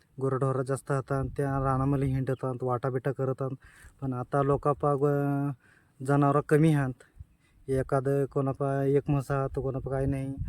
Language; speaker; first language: Marathi; non-native, local second language; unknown